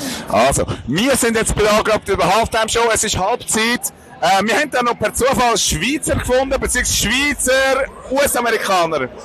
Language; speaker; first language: German; native; German